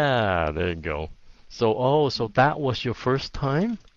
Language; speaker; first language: English; non-native, fluent; Vietnamese